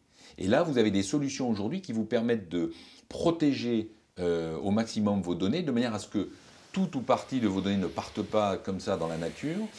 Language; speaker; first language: French; native; French